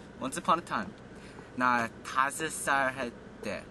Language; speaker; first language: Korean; early bilingual, heritage; English